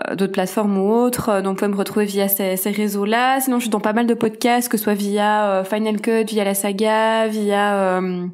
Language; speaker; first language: French; native; French